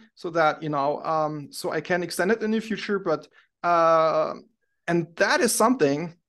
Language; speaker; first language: English; non-native, fluent; German